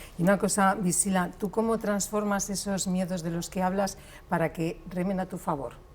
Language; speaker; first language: Spanish; native; Spanish